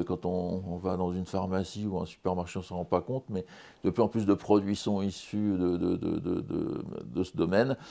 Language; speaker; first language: French; native; French